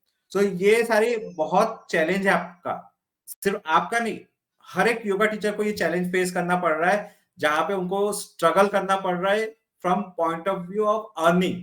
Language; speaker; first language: Hindi; native; Hindi